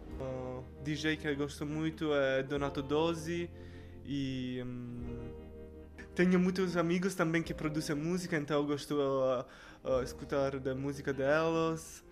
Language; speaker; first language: Portuguese; non-native, learner; Italian